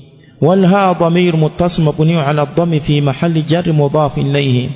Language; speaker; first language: Arabic; non-native, fluent; Swahili